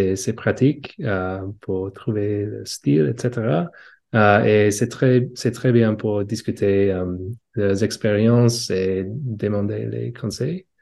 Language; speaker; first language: French; non-native, learner; English